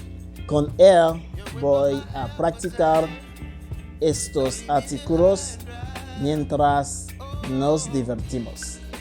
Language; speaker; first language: Spanish; non-native, fluent; Haitian Creole